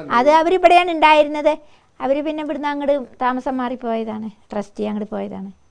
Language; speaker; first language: Malayalam; native; Malayalam